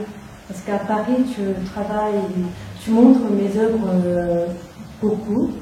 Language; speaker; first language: French; non-native, fluent; Korean